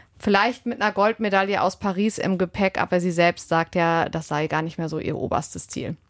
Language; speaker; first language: German; native; German